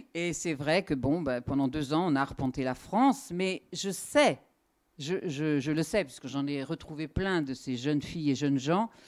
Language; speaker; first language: French; native; French